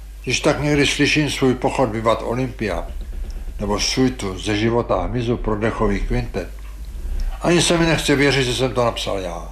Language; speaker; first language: Czech; native; Czech